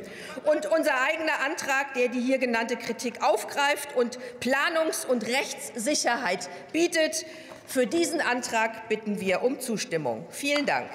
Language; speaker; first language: German; native; German